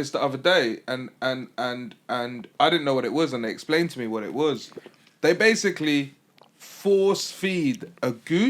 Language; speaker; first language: English; native; English